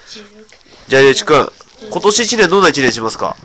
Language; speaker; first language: Japanese; native; Japanese